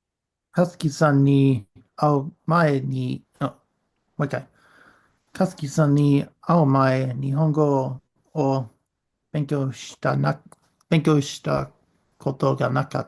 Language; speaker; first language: Japanese; non-native, learner; English